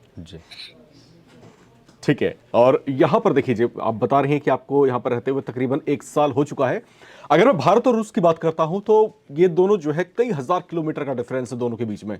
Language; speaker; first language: Hindi; native; Hindi